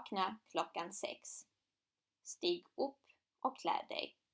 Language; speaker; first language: Swedish; non-native, fluent; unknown